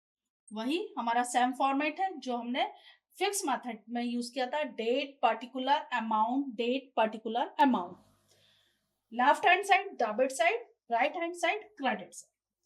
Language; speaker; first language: Hindi; native; Hindi